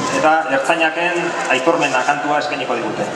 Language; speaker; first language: Basque; native; Basque